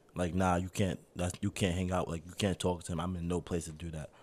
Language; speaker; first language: English; native; English